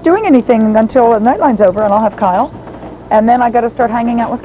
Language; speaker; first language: English; native; English